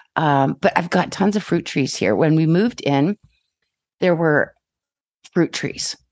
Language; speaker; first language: English; native; English